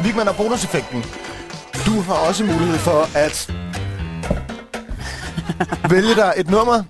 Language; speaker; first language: Danish; native; Danish